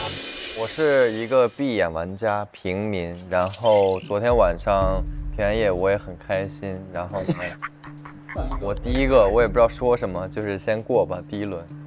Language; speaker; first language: Chinese; native; Chinese